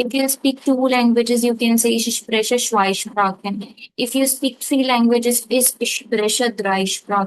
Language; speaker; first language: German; non-native, learner; Hindi